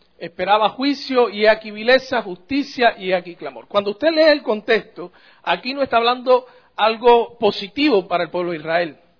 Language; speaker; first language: Spanish; native; Spanish